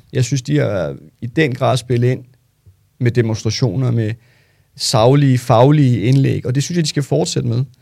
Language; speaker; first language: Danish; early bilingual, other home language; Turkish